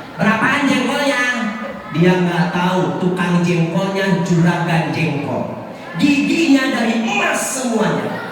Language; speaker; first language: Indonesian; non-native, local second language; Sundanese